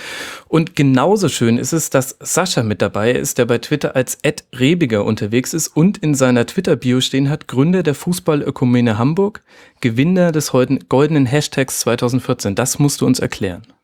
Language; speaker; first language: German; native; German